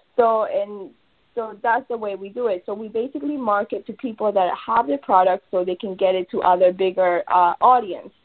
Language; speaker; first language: English; early bilingual, other home language; Spanish